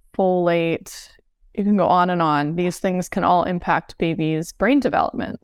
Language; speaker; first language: English; native; English